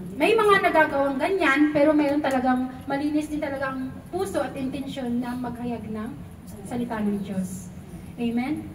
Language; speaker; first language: Filipino; non-native, local second language; Cebuano